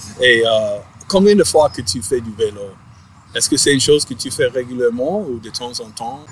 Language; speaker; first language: French; non-native, fluent; English